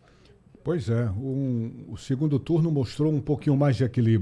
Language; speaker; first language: Portuguese; native; Portuguese